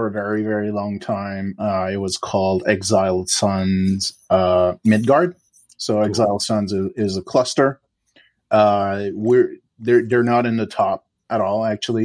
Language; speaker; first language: English; native; English